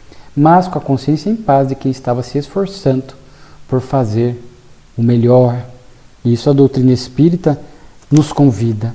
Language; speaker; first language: Portuguese; native; Portuguese